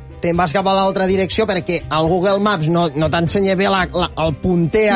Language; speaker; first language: Catalan; native; Catalan